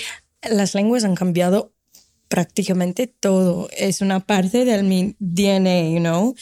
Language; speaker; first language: Spanish; non-native, fluent; Portuguese